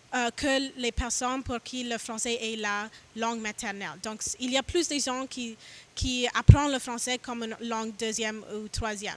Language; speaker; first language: French; non-native, learner; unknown